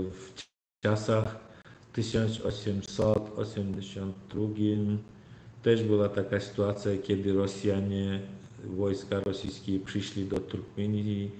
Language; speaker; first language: Polish; non-native, learner; Turkmen